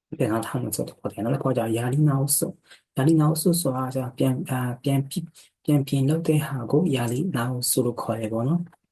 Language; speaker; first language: Burmese; native; Burmese